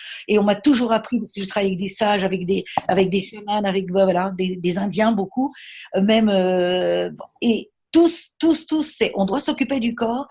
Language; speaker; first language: French; native; French